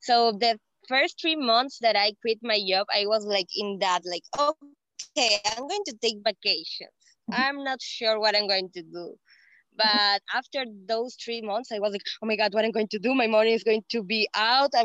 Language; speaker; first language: English; non-native, fluent; Spanish